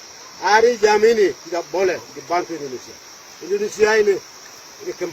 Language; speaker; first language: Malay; non-native, local second language; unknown